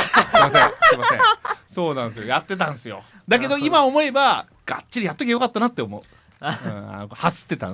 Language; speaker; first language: Japanese; native; Japanese